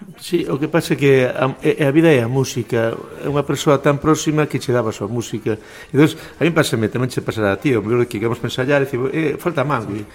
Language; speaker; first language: Galician; native; Galician